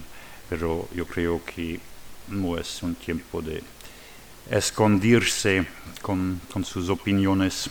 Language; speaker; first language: Spanish; non-native, learner; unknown